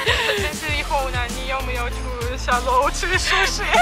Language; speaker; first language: Chinese; non-native, learner; Russian